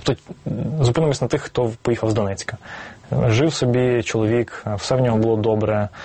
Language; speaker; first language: Ukrainian; native; Ukrainian